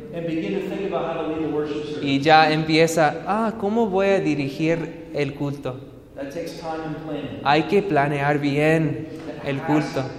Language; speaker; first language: Spanish; non-native, fluent; English